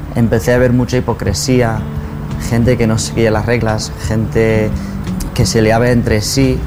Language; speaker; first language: Spanish; non-native, fluent; English